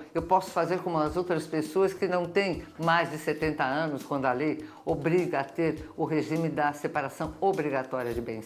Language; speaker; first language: Portuguese; native; Portuguese